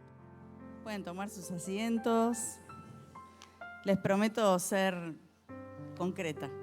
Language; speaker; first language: Spanish; native; Spanish